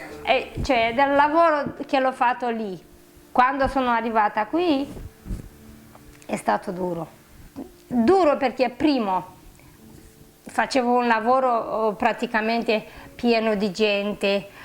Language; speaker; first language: Italian; non-native, fluent; Romanian